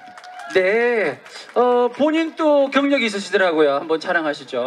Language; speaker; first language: Korean; native; Korean